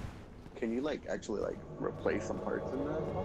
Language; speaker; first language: English; native; English